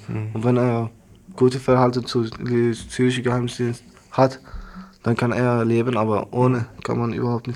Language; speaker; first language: German; non-native, learner; Arabic